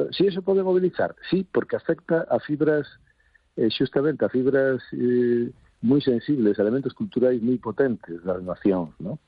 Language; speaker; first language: Galician; non-native, local second language; Spanish